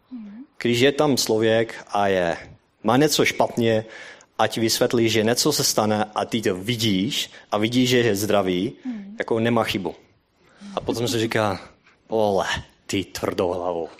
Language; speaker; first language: Czech; non-native, learner; Dutch